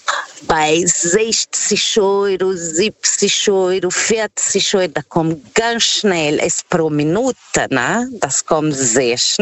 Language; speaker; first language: German; non-native, fluent; Portuguese